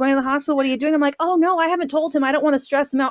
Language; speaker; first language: English; native; English